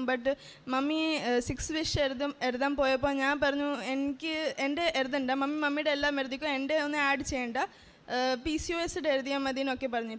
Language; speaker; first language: Malayalam; early bilingual, heritage; Malayalam